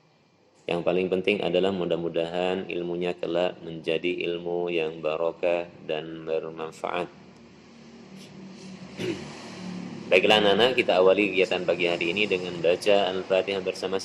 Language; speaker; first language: Indonesian; native; Indonesian